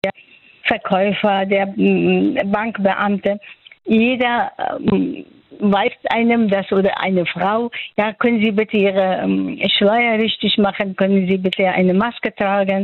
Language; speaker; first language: German; non-native, fluent; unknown